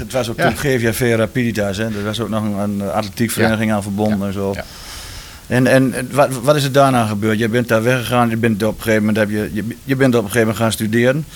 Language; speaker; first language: Dutch; native; Dutch